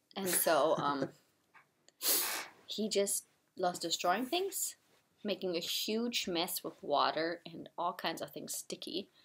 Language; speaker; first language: English; non-native, fluent; German